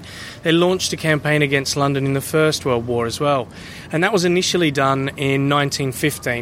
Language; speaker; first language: English; native; English